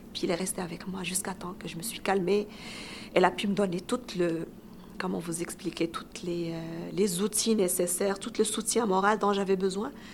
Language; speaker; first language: French; non-native, local second language; Arabic